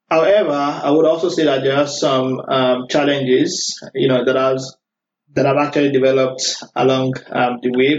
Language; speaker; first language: English; non-native, local second language; Yoruba